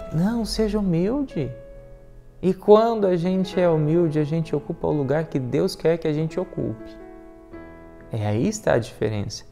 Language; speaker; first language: Portuguese; native; Portuguese